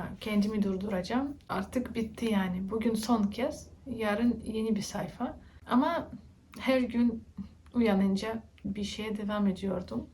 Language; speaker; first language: Turkish; non-native, learner; Russian